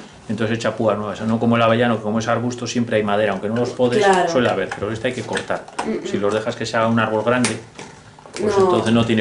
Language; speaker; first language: Spanish; native; Spanish